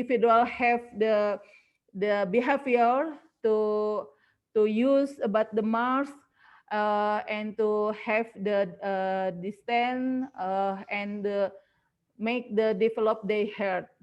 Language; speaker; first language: English; non-native, learner; Indonesian